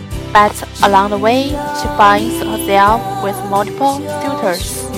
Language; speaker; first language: English; non-native, learner; Chinese